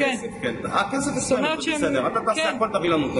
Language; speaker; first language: Hebrew; native; Hebrew